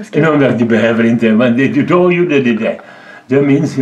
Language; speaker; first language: Swedish; non-native, learner; Czech